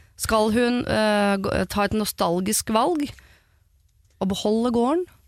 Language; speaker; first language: Norwegian; native; Norwegian